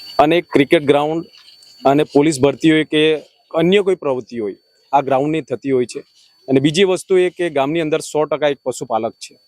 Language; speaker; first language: Gujarati; non-native, local second language; Gamit